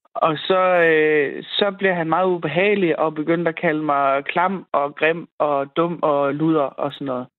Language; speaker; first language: Danish; native; Danish